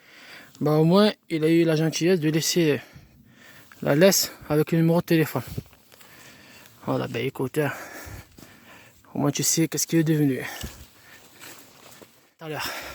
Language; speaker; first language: French; native; French